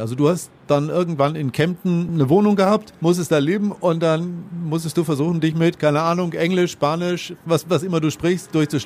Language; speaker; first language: German; native; German